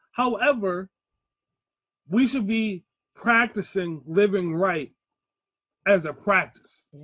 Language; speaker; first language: English; native; English